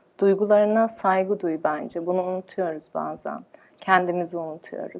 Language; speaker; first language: Turkish; early bilingual, heritage; Turkish